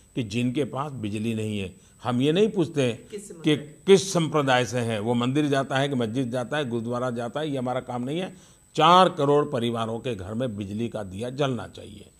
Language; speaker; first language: Hindi; non-native, local second language; Gujarati